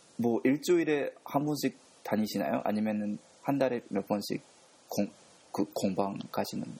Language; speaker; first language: Korean; non-native, fluent; Japanese